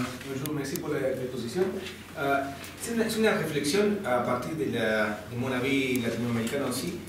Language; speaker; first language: French; non-native, learner; Spanish